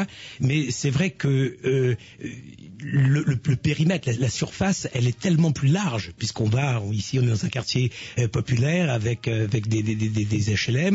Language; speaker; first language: French; native; French